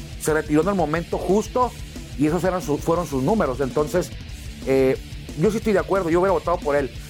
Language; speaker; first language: Spanish; native; Spanish